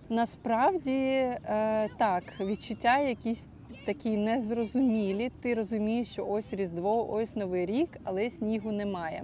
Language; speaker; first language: Ukrainian; non-native, local second language; Russian